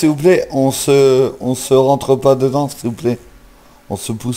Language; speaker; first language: French; native; French